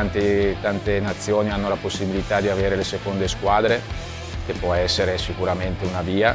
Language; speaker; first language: Italian; native; Italian